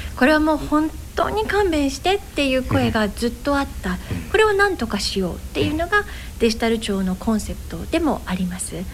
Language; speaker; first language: Japanese; native; Japanese